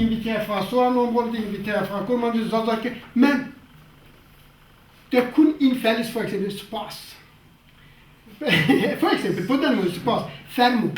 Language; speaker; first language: Danish; non-native, fluent; Kurdish